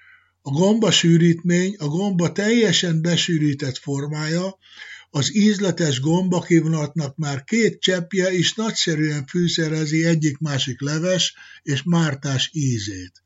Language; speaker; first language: Hungarian; native; Hungarian